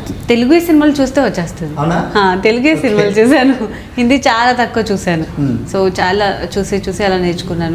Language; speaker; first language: Telugu; non-native, local second language; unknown